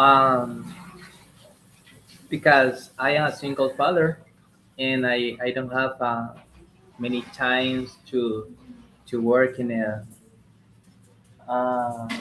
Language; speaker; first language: English; non-native, learner; Spanish